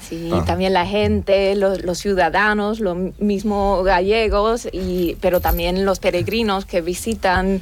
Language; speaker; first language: Spanish; non-native, fluent; German